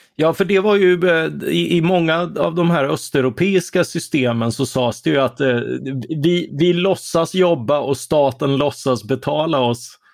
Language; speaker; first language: Swedish; native; Swedish